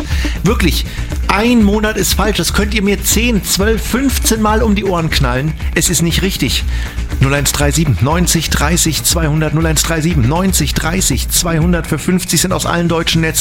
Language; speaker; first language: German; native; German